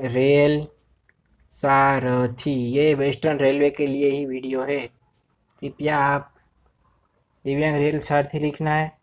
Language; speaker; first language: Hindi; non-native, local second language; Gujarati